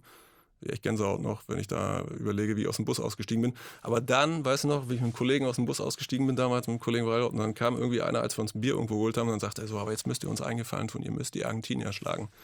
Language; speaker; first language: German; native; German